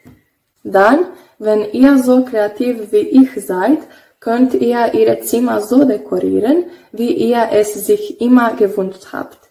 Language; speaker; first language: German; non-native, learner; Croatian